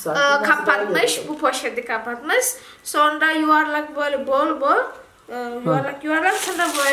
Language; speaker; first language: Turkish; non-native, learner; Indonesian